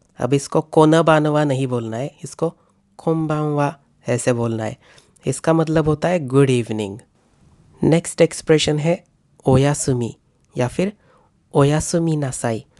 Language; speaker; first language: Hindi; non-native, local second language; Marathi